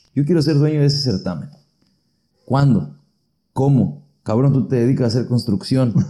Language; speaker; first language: Spanish; native; Spanish